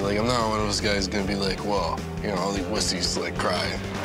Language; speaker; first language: English; non-native, fluent; French